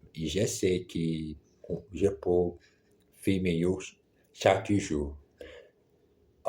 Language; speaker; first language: French; non-native, learner; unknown